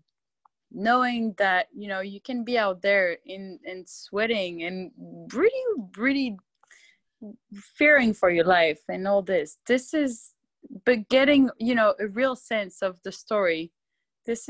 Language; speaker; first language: English; non-native, fluent; French